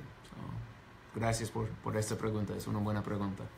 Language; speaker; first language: Spanish; non-native, fluent; English